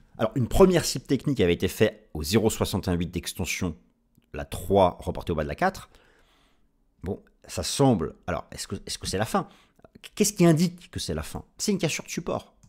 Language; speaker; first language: French; native; French